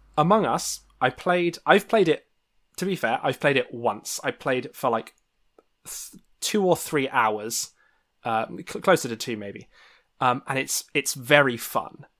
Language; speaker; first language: English; native; English